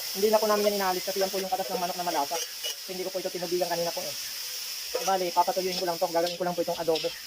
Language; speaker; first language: Filipino; non-native, local second language; Bikol